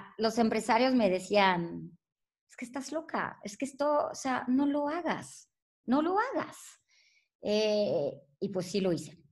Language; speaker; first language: Spanish; non-native, fluent; French